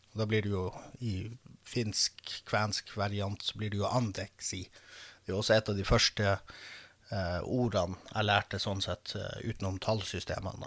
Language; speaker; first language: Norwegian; native; Norwegian